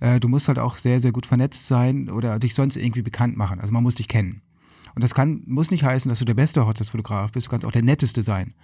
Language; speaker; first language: German; native; German